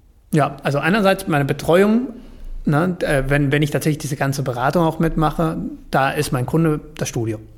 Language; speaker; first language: German; non-native, fluent; Spanish